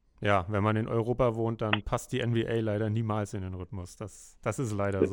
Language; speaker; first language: German; native; German